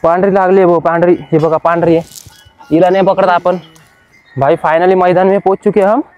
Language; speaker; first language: Hindi; non-native, local second language; Marathi